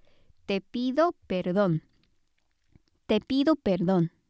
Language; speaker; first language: Spanish; non-native, fluent; Korean